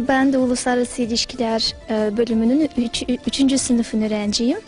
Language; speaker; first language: Turkish; non-native, learner; Uyghur